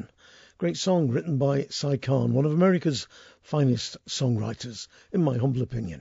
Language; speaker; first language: English; native; English